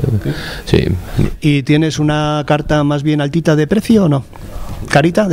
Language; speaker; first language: Spanish; native; Spanish